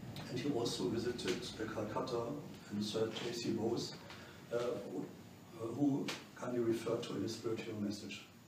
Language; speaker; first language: English; non-native, fluent; German